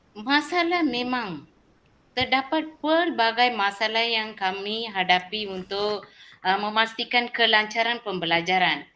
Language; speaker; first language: Malay; non-native, local second language; Tamil